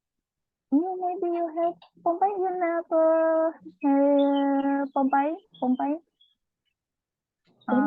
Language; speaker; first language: English; non-native, learner; Indonesian